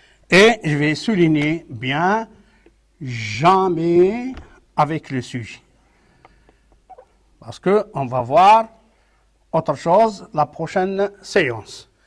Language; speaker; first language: French; non-native, local second language; Arabic